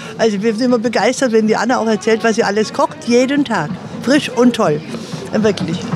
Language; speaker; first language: German; native; German